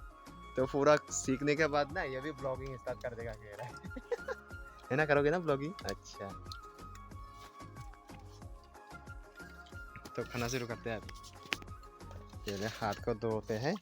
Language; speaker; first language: Hindi; non-native, local second language; Chakma